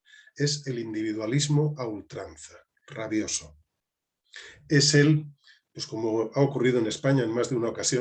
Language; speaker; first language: Spanish; native; Spanish